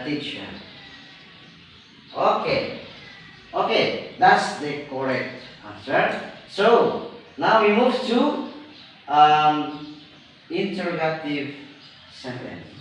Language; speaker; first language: English; non-native, learner; Indonesian